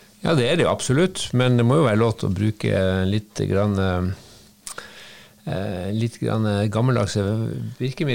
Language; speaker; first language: Norwegian; native; Norwegian